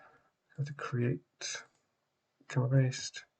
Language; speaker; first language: English; native; English